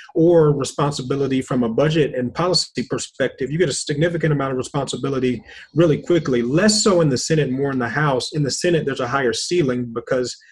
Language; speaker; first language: English; native; English